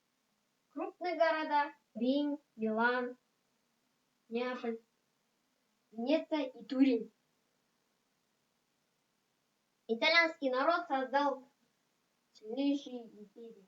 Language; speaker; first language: Russian; non-native, local second language; Kazakh